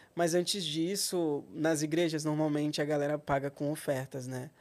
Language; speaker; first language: Portuguese; native; Portuguese